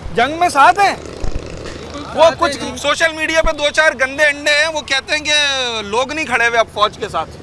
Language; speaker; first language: Urdu; native; Urdu